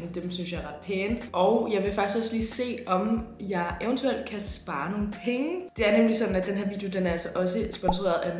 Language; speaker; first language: Danish; native; Danish